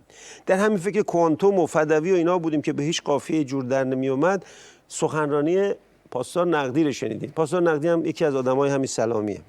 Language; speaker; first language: Persian; native; Persian